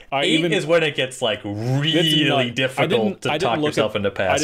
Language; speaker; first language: English; native; English